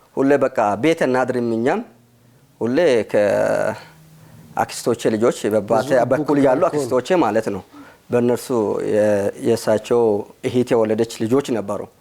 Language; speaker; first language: Amharic; non-native, local second language; Sidamo